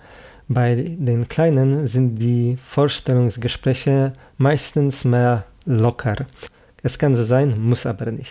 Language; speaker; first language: German; non-native, fluent; Polish